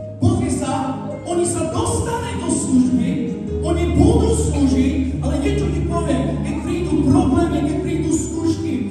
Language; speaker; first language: Slovak; non-native, local second language; Romany